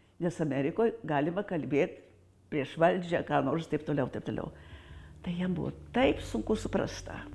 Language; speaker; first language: Lithuanian; early bilingual, heritage; Lithuanian